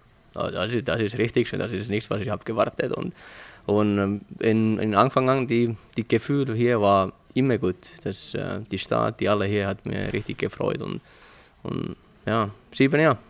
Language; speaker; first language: German; non-native, learner; Finnish